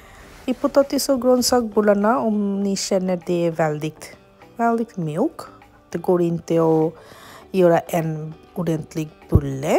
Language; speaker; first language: Swedish; non-native, learner; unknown